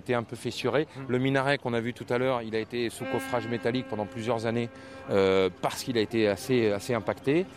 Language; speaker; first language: French; native; French